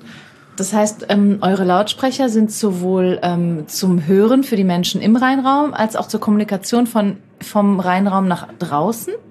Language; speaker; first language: German; native; German